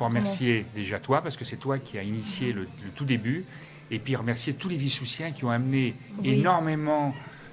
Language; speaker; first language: French; native; French